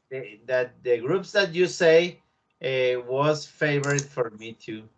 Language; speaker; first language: English; non-native, learner; Spanish